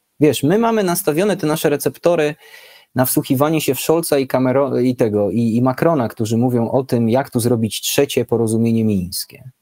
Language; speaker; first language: Polish; native; Polish